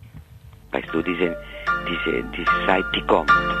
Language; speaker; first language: German; non-native, fluent; Spanish